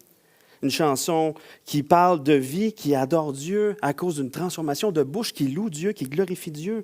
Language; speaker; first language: French; native; French